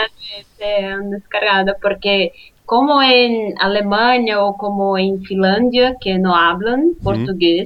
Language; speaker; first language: Spanish; non-native, fluent; Portuguese